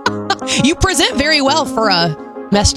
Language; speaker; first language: English; native; English